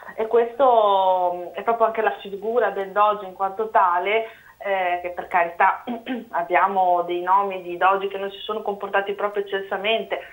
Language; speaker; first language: Italian; native; Italian